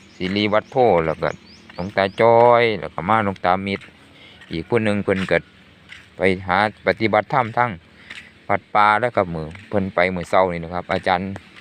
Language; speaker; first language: Thai; native; Thai